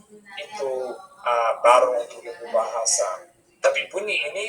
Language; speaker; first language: Indonesian; non-native, fluent; English